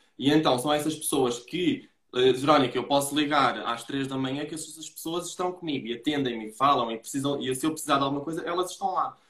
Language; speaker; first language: Portuguese; native; Portuguese